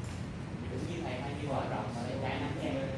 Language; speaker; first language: Vietnamese; native; Vietnamese